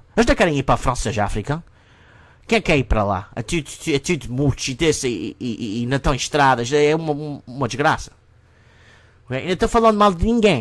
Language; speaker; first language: Portuguese; non-native, learner; English